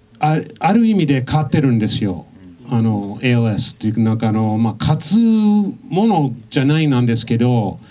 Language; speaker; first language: Japanese; non-native, fluent; English